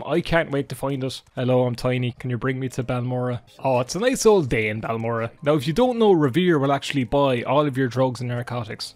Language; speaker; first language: English; native; English